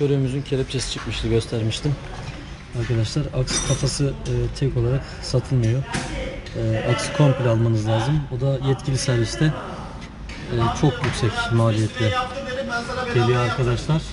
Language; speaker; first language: Turkish; native; Turkish